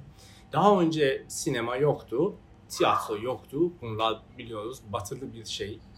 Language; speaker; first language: Turkish; non-native, fluent; Persian